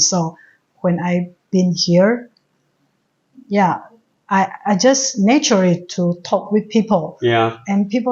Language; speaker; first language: English; non-native, learner; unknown